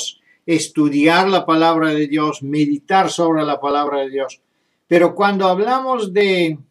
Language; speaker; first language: Spanish; non-native, fluent; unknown